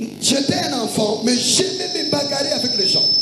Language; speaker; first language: French; non-native, local second language; Lingala